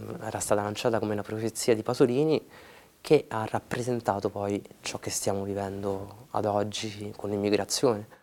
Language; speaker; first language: Italian; early bilingual, other home language; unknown